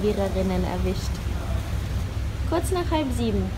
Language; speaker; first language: German; native; German